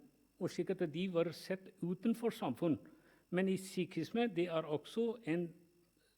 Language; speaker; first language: Norwegian; non-native, fluent; Punjabi